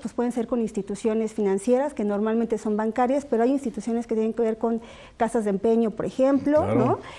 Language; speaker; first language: Spanish; native; Spanish